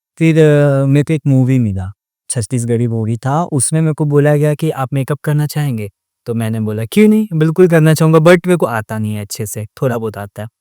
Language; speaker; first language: Hindi; non-native, local second language; Odia